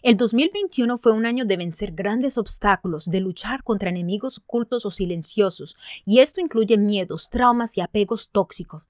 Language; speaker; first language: Spanish; early bilingual, other home language; English